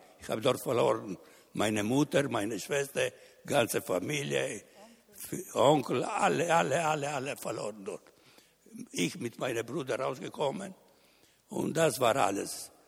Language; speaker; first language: German; non-native, learner; Italian